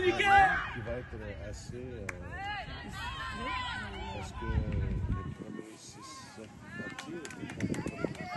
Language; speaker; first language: French; non-native, fluent; English